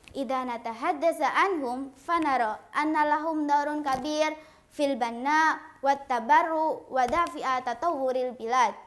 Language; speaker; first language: Arabic; non-native, learner; Indonesian